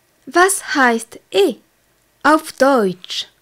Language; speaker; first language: German; non-native, fluent; French